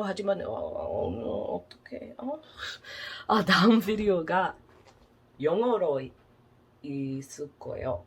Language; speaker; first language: Korean; non-native, learner; English